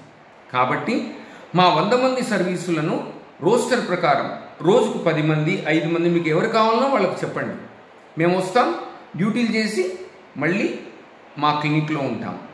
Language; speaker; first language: Telugu; native; Telugu